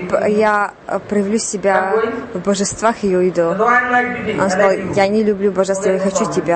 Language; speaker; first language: Russian; non-native, learner; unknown